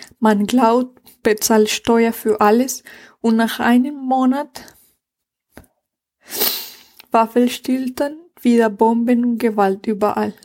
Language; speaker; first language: German; non-native, fluent; Spanish